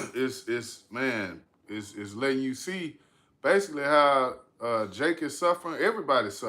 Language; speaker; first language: English; native; English